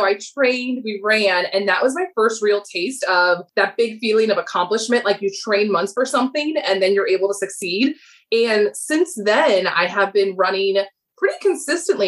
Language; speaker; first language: English; native; English